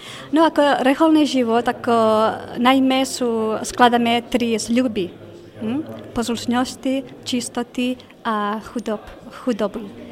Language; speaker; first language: Slovak; non-native, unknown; Spanish